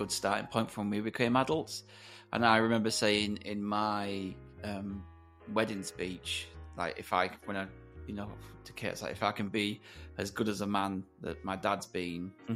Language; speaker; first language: English; native; English